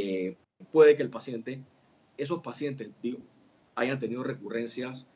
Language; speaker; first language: Spanish; native; Spanish